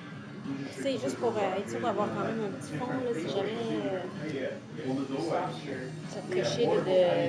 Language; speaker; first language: French; native; French